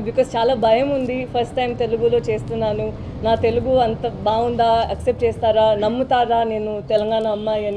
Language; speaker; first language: Telugu; non-native, local second language; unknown